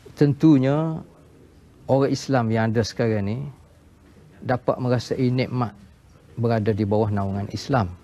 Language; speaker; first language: Malay; native; Malay